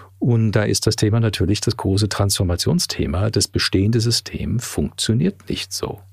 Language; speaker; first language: German; early bilingual, heritage; German